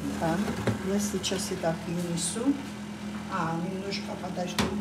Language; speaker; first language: Russian; non-native, learner; Georgian